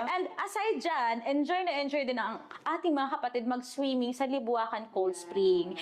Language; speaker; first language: Filipino; non-native, local second language; Cebuano